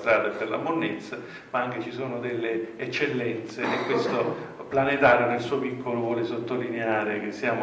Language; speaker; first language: Italian; native; Italian